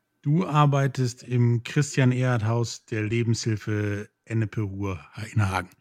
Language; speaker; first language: German; native; German